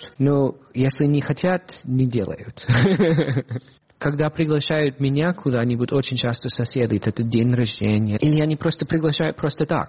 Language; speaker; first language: Russian; non-native, fluent; English